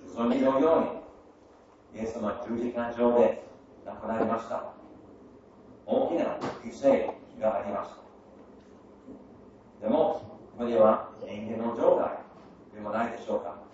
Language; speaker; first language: Japanese; non-native, fluent; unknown